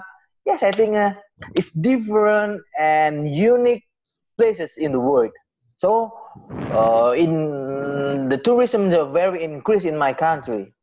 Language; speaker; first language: English; non-native, learner; Indonesian